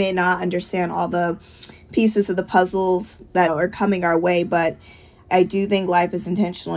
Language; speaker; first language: English; native; English